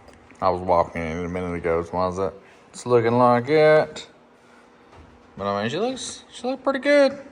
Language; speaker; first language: English; native; English